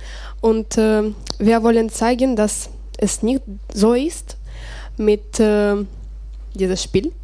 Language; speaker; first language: German; non-native, learner; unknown